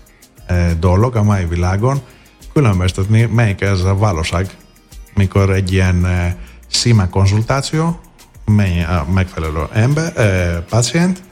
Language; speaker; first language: Hungarian; non-native, fluent; Greek